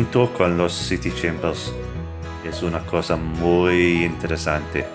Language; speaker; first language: Spanish; non-native, fluent; English